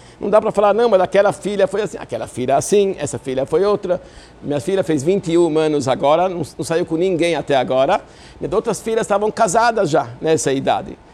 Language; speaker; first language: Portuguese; non-native, fluent; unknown